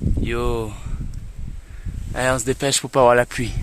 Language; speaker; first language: French; native; French